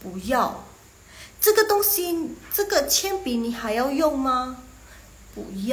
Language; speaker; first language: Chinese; non-native, fluent; Indonesian